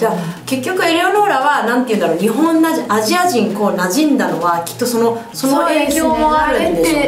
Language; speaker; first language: Japanese; early bilingual, heritage; Japanese